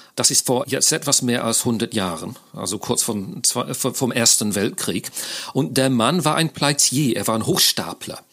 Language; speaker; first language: German; non-native, fluent; English